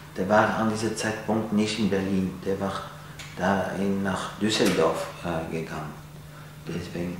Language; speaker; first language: German; non-native, fluent; French